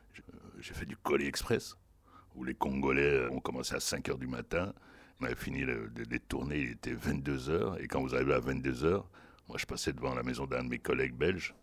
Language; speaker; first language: French; non-native, local second language; Lingala